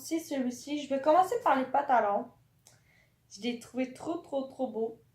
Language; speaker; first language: French; native; French